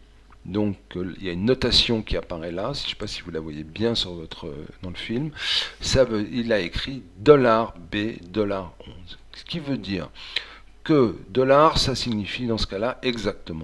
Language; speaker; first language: French; native; French